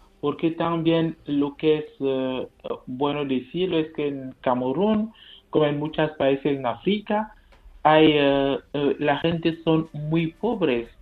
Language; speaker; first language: Spanish; non-native, fluent; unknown